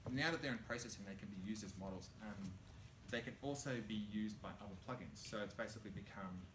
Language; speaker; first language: English; native; English